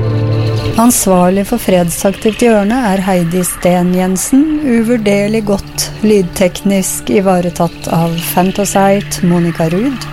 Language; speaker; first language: Norwegian; native; Norwegian